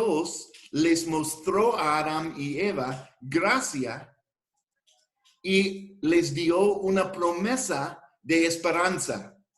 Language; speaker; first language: Spanish; non-native, fluent; English